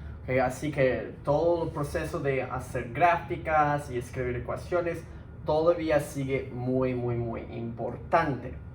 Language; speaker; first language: Spanish; early bilingual, heritage; Spanish